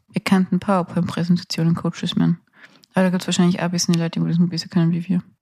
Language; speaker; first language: German; native; German